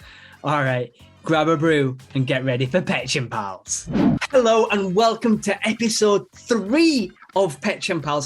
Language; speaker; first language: English; native; English